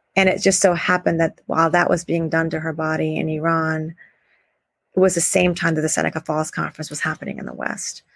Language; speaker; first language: English; native; English